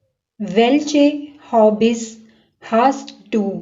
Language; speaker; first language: German; non-native, fluent; Urdu